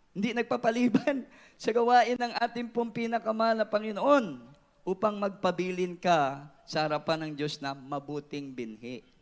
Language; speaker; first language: Filipino; non-native, local second language; Cebuano